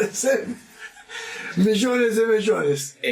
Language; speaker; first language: Spanish; non-native, learner; Portuguese